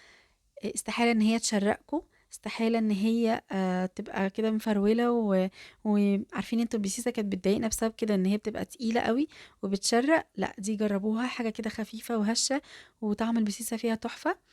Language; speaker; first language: Arabic; native; Arabic